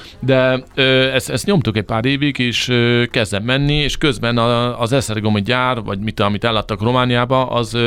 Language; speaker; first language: Hungarian; early bilingual, heritage; English